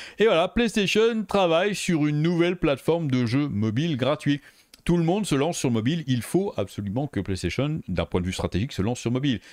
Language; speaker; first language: French; native; French